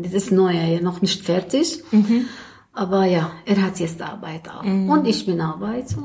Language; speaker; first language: German; non-native, learner; Arabic